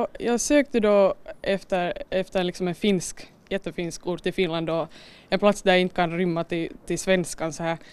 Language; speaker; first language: Swedish; native; Swedish